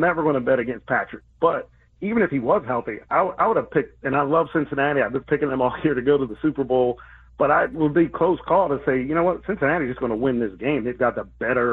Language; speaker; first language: English; native; English